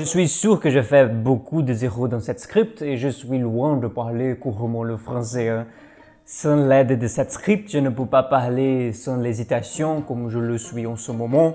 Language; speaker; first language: French; non-native, learner; Portuguese